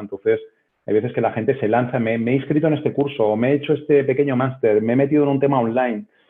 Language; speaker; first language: Spanish; native; Spanish